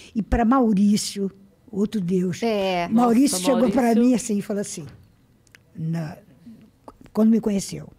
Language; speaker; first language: Portuguese; native; Portuguese